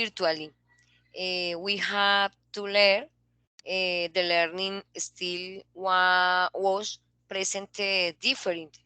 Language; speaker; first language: English; non-native, learner; Spanish